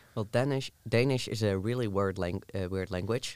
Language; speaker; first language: English; non-native, fluent; Dutch